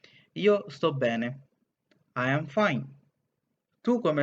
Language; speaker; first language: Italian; non-native, fluent; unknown